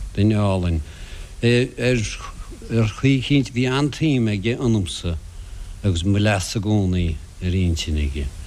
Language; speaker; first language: Irish; non-native, local second language; English